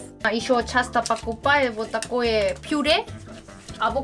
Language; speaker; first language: Russian; non-native, fluent; Korean